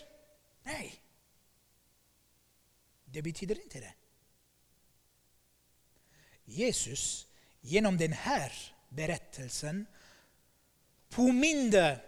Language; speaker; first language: Swedish; non-native, fluent; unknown